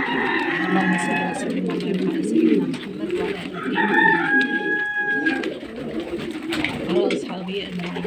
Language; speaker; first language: Arabic; native; Arabic